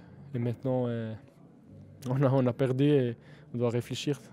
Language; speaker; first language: French; non-native, learner; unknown